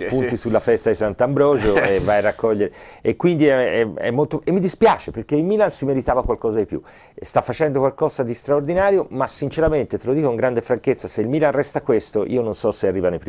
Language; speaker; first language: Italian; native; Italian